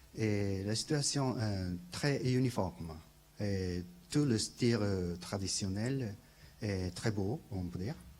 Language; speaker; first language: French; non-native, learner; Japanese